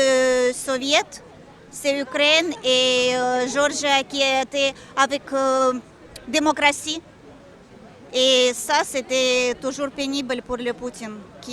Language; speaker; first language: French; non-native, fluent; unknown